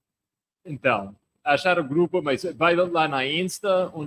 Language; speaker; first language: Portuguese; non-native, fluent; English